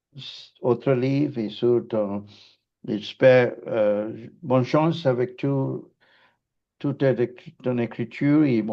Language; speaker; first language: French; non-native, fluent; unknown